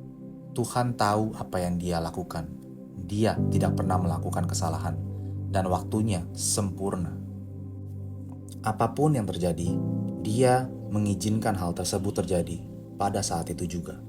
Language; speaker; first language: Indonesian; native; Indonesian